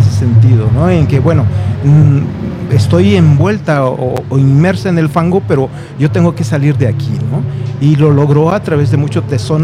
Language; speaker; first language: Spanish; native; Spanish